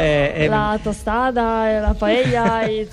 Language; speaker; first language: Spanish; non-native, learner; Italian